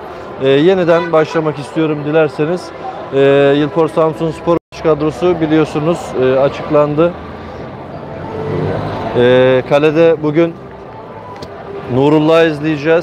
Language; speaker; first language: Turkish; native; Turkish